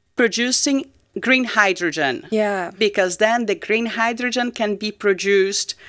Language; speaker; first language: English; non-native, fluent; Portuguese